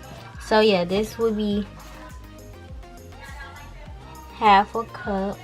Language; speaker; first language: English; native; English